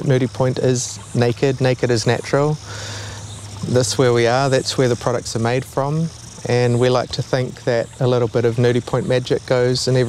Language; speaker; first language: English; native; English